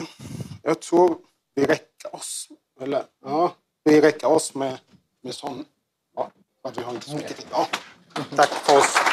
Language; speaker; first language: Swedish; non-native, learner; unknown